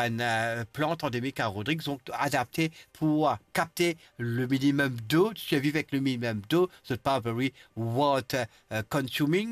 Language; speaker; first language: French; non-native, local second language; Morisyen